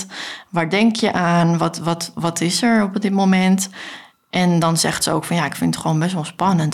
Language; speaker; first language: Dutch; native; Dutch